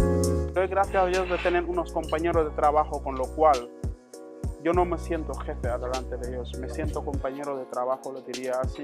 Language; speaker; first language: Spanish; non-native, fluent; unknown